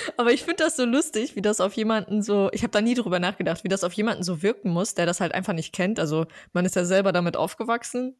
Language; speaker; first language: German; early bilingual, other home language; Armenian